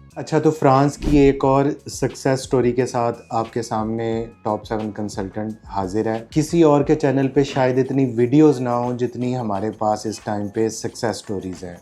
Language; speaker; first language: Urdu; non-native, local second language; Punjabi